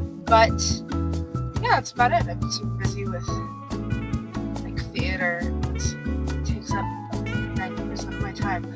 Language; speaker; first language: English; native; English